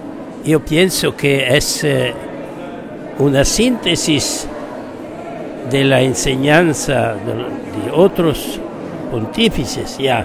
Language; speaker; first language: Spanish; non-native, fluent; Italian